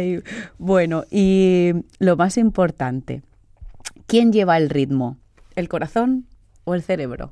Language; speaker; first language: Spanish; native; Spanish